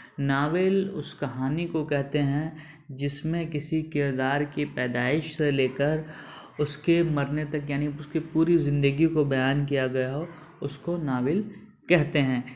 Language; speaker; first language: Urdu; native; Urdu